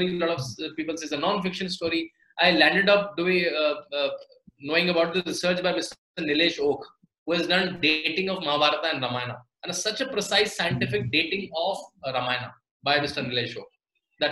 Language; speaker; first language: English; non-native, local second language; Hindi